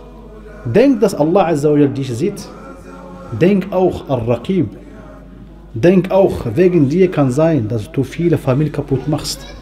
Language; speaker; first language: German; non-native, fluent; Arabic